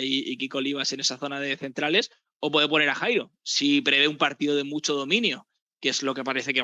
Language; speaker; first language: Spanish; native; Spanish